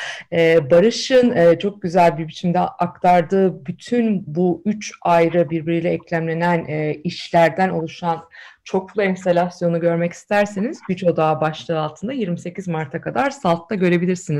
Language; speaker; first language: Turkish; native; Turkish